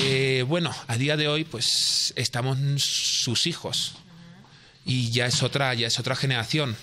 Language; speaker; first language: Spanish; native; Spanish